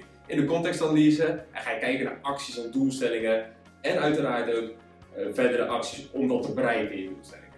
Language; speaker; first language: Dutch; native; Dutch